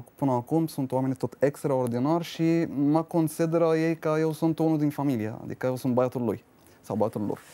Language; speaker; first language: Romanian; non-native, fluent; Arabic